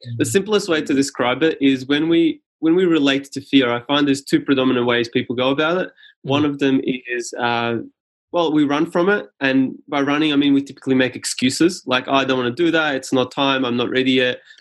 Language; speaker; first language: English; non-native, local second language; Serbian